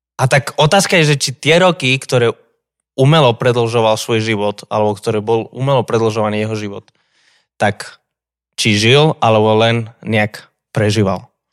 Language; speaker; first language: Slovak; non-native, fluent; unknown